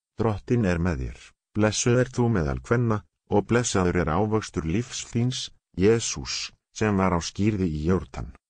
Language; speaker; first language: Icelandic; non-native, learner; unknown